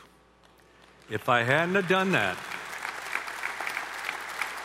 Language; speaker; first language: English; native; English